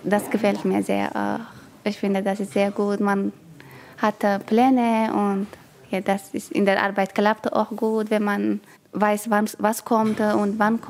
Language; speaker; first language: German; non-native, learner; Tigrinya